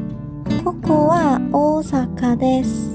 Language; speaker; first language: Japanese; non-native, fluent; Korean